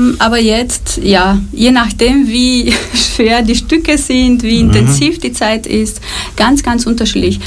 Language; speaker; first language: German; non-native, fluent; Romanian